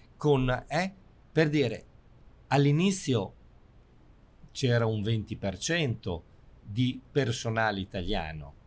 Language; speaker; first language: Italian; native; Italian